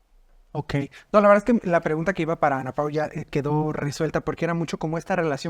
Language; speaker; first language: Spanish; native; Spanish